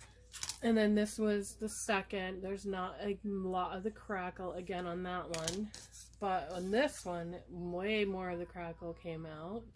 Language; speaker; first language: English; native; English